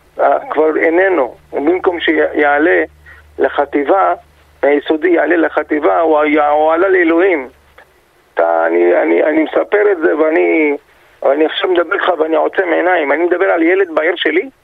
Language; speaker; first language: Hebrew; non-native, local second language; Arabic